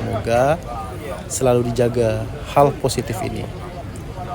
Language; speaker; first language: Indonesian; native; Indonesian